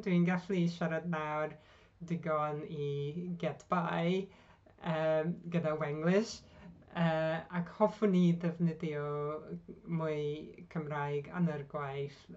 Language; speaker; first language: Welsh; non-native, learner; Hungarian